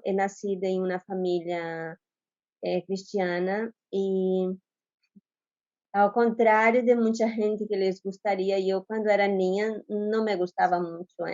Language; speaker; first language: Spanish; non-native, fluent; Portuguese